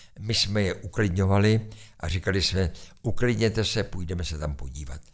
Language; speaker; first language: Czech; native; Czech